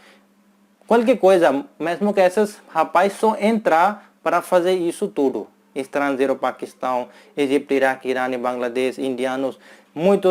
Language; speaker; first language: Portuguese; non-native, fluent; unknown